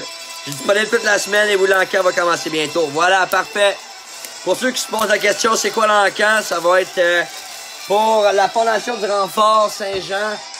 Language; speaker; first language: French; native; French